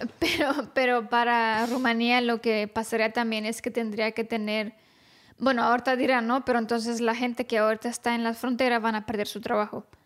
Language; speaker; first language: Spanish; non-native, fluent; Romanian